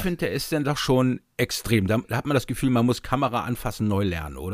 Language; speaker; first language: German; native; German